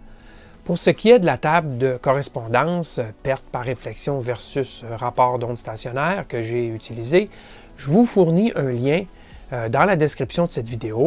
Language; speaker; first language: French; native; French